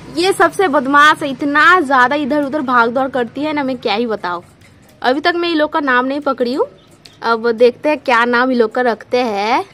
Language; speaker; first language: Hindi; non-native, local second language; Bangla